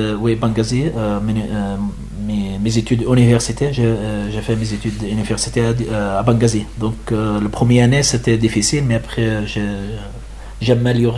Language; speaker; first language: French; non-native, learner; Arabic